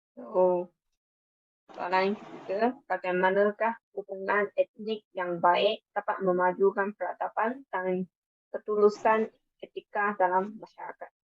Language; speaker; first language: Malay; non-native, local second language; Chinese